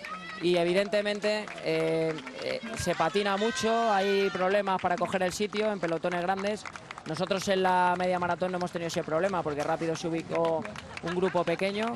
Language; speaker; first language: Spanish; native; Spanish